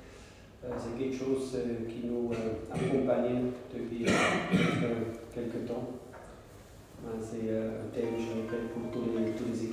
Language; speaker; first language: French; non-native, local second language; German